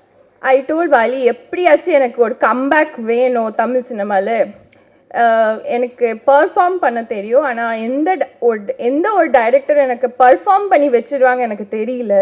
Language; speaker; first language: Tamil; non-native, local second language; Bangla